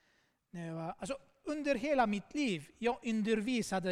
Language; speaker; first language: Swedish; non-native, fluent; Armenian